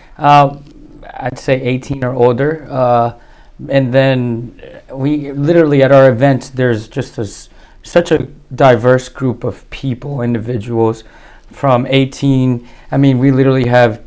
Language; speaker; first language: English; early bilingual, other home language; Spanish